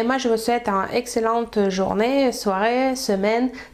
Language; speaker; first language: French; non-native, fluent; Russian